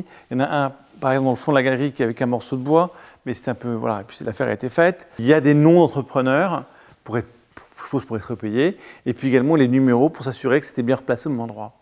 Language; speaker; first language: French; native; French